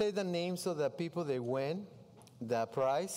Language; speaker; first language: English; non-native, learner; Spanish